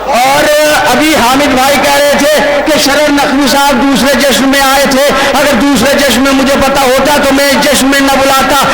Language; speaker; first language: Urdu; native; Urdu